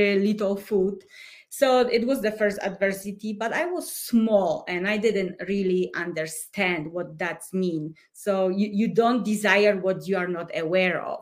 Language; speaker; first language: English; non-native, fluent; Polish